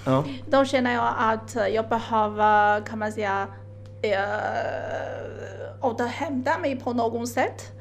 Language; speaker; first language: Swedish; non-native, fluent; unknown